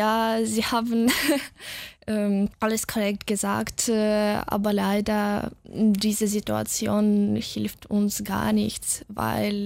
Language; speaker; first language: German; non-native, fluent; Russian